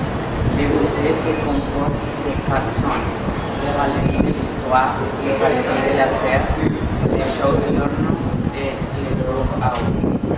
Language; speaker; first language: French; non-native, learner; Spanish